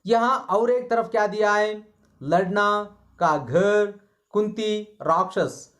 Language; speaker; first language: Hindi; non-native, local second language; Kannada